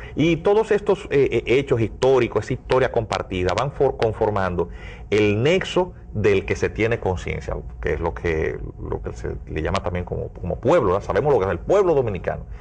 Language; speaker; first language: Spanish; native; Spanish